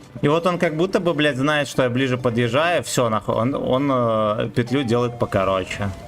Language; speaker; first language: Russian; native; Russian